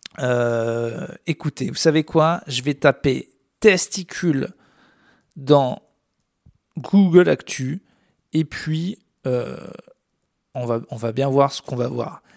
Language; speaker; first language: French; native; French